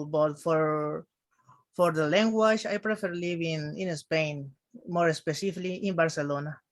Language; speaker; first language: English; non-native, learner; Spanish